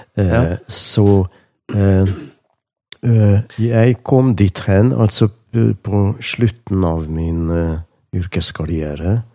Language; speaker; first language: Norwegian; non-native, fluent; Hungarian